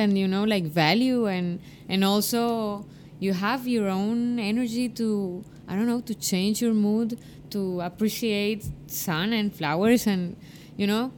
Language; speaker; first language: English; non-native, fluent; Spanish